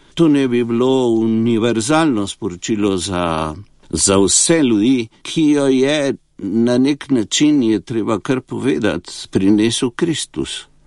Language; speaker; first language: Slovenian; early bilingual, heritage; Slovenian